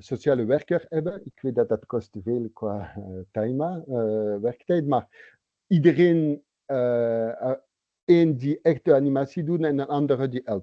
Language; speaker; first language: Dutch; non-native, local second language; French